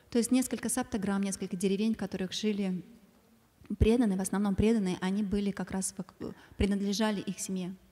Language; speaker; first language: Russian; native; Russian